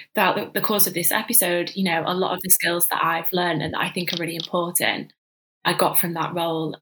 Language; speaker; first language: English; native; English